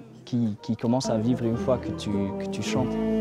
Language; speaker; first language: French; non-native, fluent; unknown